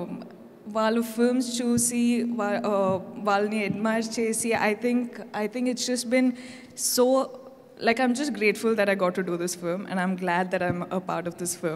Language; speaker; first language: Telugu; non-native, fluent; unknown